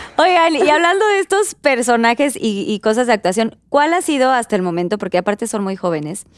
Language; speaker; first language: Spanish; native; Spanish